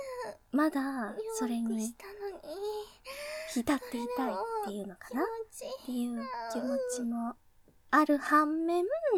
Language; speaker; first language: Japanese; native; Japanese